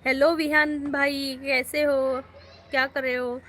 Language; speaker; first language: Hindi; non-native, local second language; Marathi